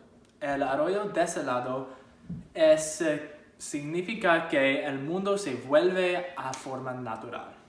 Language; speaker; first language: Spanish; non-native, learner; English